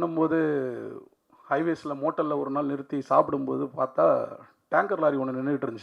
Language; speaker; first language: Tamil; native; Tamil